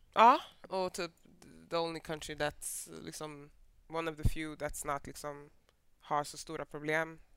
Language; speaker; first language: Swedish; native; Swedish